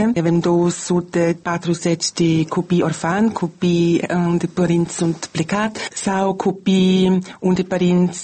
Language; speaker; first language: Romanian; non-native, learner; German